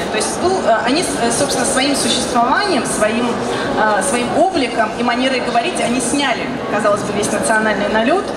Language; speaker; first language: Russian; native; Russian